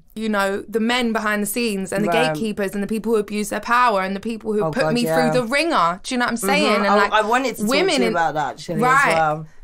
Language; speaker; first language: English; native; English